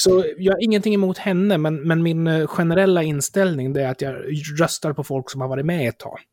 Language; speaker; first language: Swedish; native; Swedish